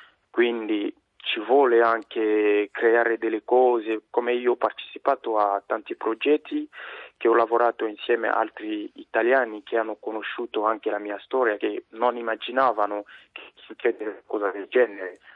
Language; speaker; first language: Italian; non-native, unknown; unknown